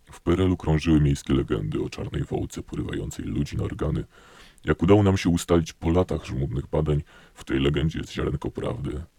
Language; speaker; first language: Polish; native; Polish